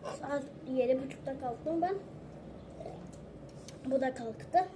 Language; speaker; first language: Turkish; early bilingual, other home language; Persian